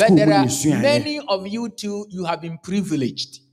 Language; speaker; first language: English; non-native, local second language; Akan